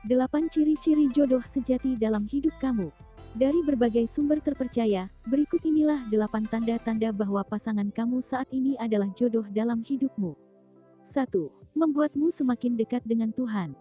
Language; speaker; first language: Indonesian; native; Indonesian